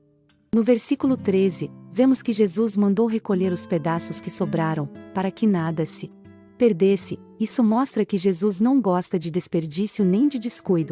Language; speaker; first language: Portuguese; native; Portuguese